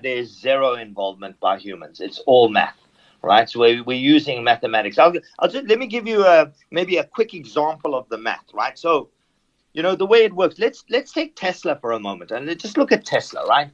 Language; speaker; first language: English; native; English